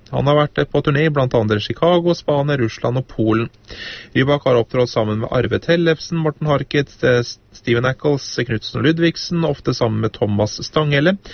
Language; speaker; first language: Norwegian; native; Norwegian